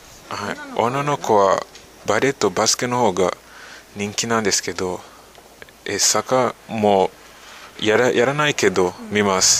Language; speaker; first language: Japanese; non-native, fluent; Kinyarwanda